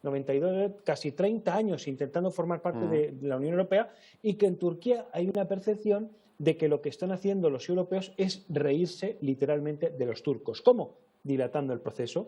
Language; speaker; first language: Spanish; native; Spanish